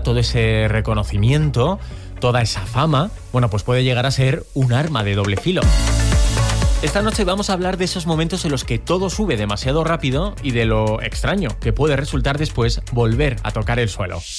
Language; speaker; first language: Spanish; native; Spanish